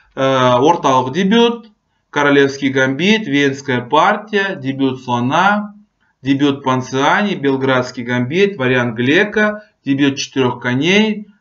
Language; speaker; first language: Russian; non-native, local second language; Kazakh